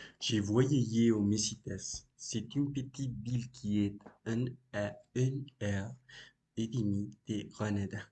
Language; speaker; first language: French; non-native, learner; Spanish